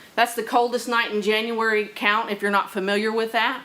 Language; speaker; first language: English; native; English